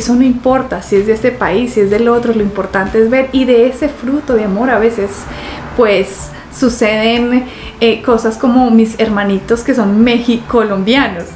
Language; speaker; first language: Spanish; native; Spanish